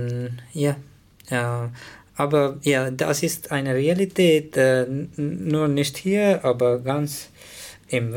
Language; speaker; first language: German; non-native, learner; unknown